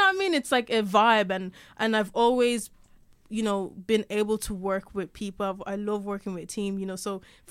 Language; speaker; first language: English; native; English